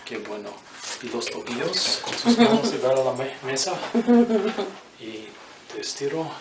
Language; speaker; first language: Spanish; non-native, learner; English